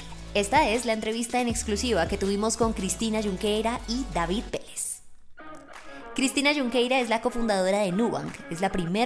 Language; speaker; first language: Spanish; native; Spanish